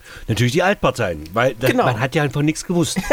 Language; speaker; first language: German; native; German